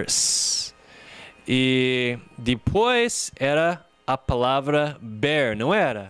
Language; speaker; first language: Portuguese; non-native, fluent; English